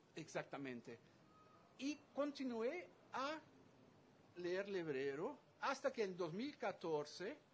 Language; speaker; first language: Spanish; non-native, fluent; Dutch